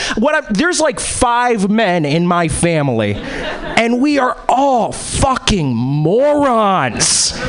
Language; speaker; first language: English; native; English